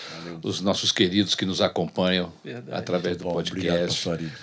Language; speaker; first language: Portuguese; native; Portuguese